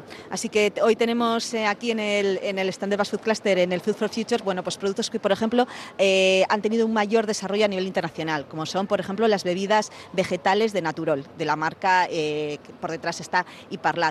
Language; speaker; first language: Spanish; native; Spanish